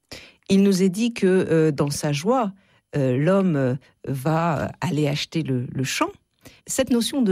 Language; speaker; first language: French; native; French